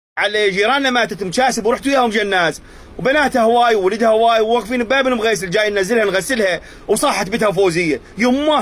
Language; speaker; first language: Arabic; native; Arabic